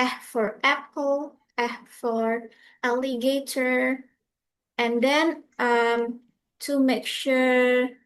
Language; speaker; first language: English; non-native, fluent; Indonesian